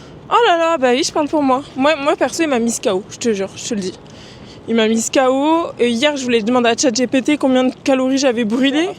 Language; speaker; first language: French; native; French